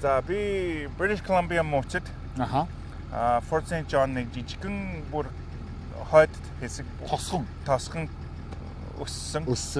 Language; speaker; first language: Mongolian; non-native, fluent; English